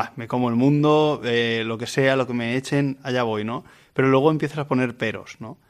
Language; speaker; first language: Spanish; native; Spanish